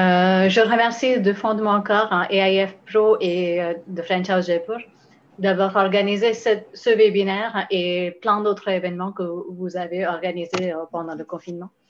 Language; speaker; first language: French; non-native, fluent; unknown